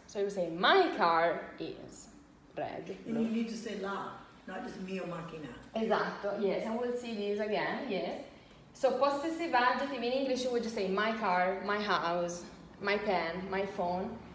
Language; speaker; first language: English; non-native, fluent; Italian